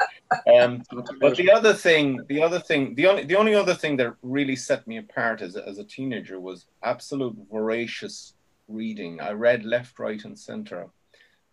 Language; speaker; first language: English; native; English